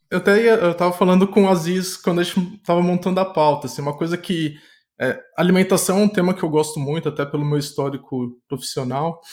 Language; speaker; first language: Portuguese; native; Portuguese